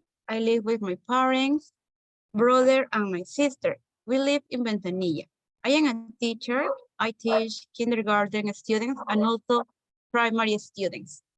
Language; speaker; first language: English; non-native, learner; Spanish